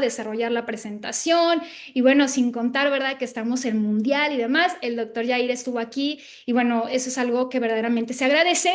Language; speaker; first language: Spanish; native; Spanish